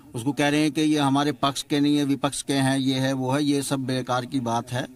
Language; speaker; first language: Hindi; native; Hindi